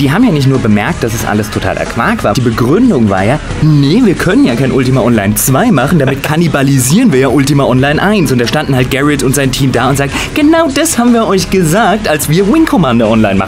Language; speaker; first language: German; native; German